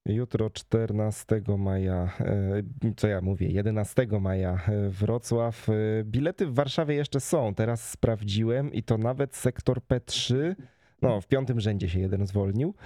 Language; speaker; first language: Polish; native; Polish